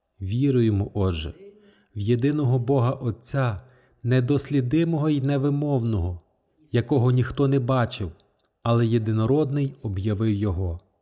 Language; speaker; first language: Ukrainian; non-native, fluent; French